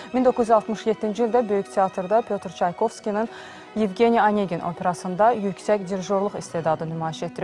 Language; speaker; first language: Azerbaijani; native; Azerbaijani